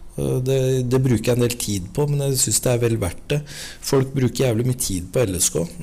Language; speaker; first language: Norwegian; native; Norwegian